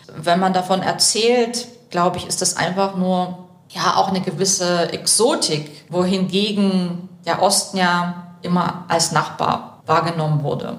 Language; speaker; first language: German; early bilingual, other home language; Russian